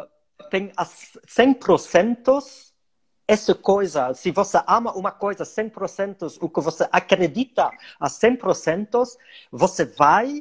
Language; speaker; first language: Portuguese; non-native, learner; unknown